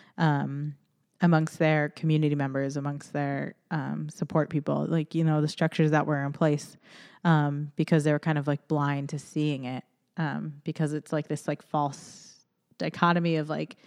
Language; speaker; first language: English; early bilingual, other home language; Filipino